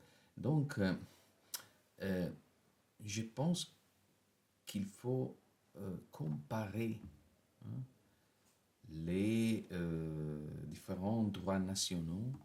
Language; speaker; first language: French; non-native, fluent; Italian